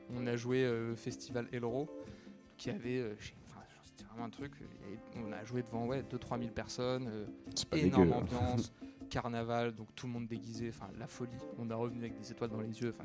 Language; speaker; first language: French; native; French